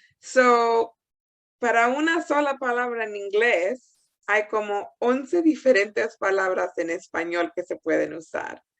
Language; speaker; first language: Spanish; early bilingual, heritage; Spanish